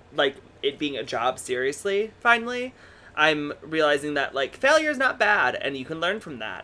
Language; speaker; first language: English; native; English